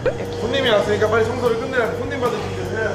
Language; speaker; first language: Korean; native; Korean